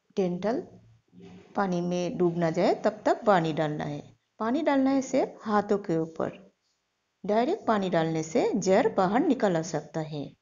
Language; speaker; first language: Hindi; non-native, local second language; Bangla